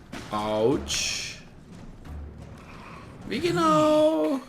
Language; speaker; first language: German; native; German